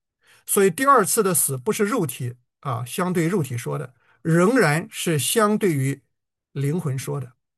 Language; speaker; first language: Chinese; native; Chinese